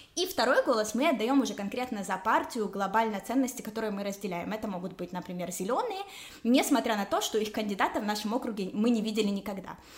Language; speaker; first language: Russian; native; Russian